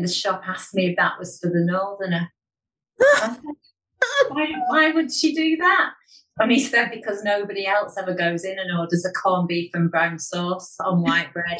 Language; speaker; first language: English; native; English